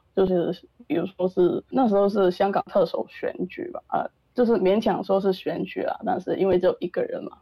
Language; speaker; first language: Chinese; non-native, local second language; Cantonese